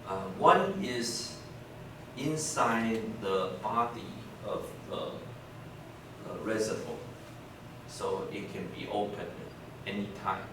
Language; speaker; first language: English; non-native, fluent; Chinese